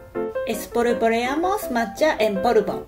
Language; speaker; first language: Spanish; non-native, learner; Japanese